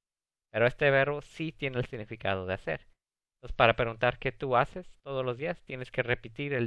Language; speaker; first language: Spanish; early bilingual, other home language; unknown